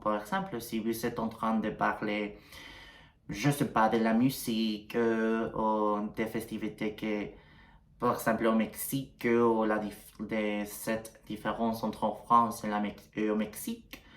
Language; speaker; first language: French; non-native, learner; Spanish